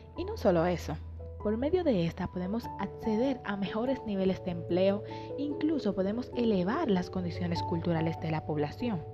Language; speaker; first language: Spanish; native; Spanish